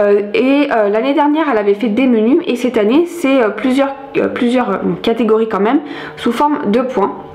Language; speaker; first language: French; native; French